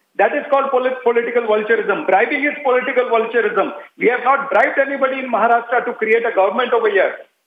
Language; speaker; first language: English; non-native, local second language; Hindi